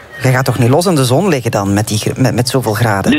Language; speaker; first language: Dutch; native; Dutch